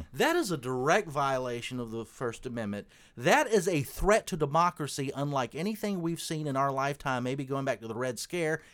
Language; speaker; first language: English; native; English